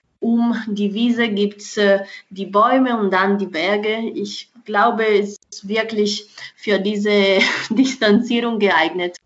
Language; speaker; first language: German; non-native, fluent; Italian